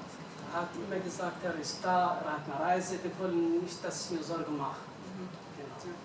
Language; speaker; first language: German; non-native, fluent; Arabic